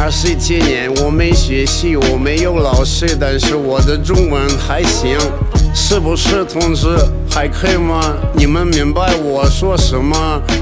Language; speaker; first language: Chinese; non-native, learner; Russian